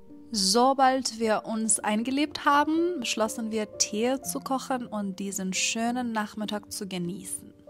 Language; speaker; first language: German; non-native, fluent; Persian